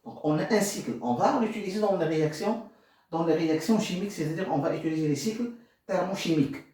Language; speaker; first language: French; non-native, local second language; Arabic